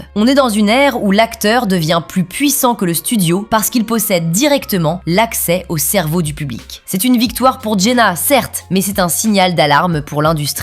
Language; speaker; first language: French; native; French